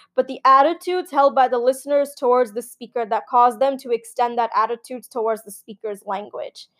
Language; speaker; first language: English; early bilingual, other home language; Gujarati